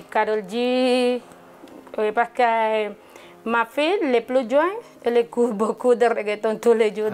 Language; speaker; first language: French; non-native, learner; Spanish